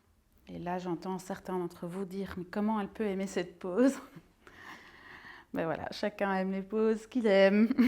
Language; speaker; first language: French; native; French